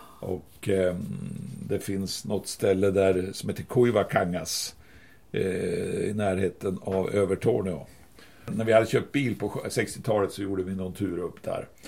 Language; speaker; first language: Swedish; native; Swedish